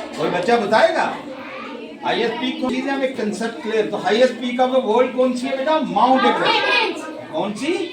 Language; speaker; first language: Hindi; non-native, local second language; Dogri